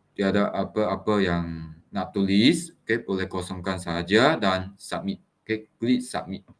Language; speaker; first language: Malay; non-native, local second language; Chinese